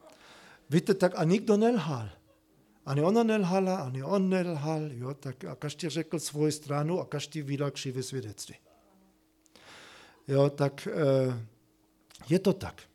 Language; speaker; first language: Czech; non-native, fluent; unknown